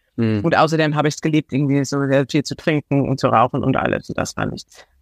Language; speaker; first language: German; non-native, fluent; English